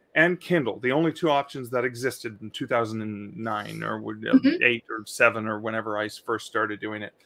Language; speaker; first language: English; native; English